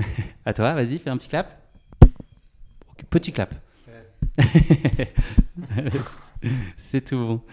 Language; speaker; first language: French; native; French